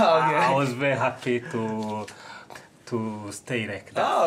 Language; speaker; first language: English; non-native, fluent; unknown